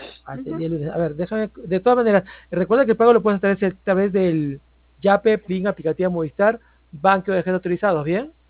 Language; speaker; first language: Spanish; native; Spanish